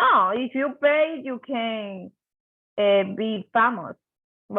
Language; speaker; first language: English; non-native, learner; Spanish